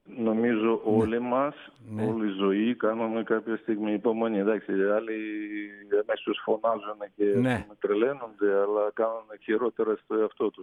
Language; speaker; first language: Greek; non-native, fluent; Russian